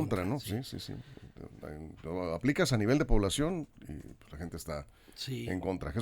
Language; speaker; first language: Spanish; native; Spanish